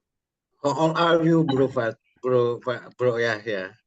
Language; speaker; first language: English; non-native, learner; Indonesian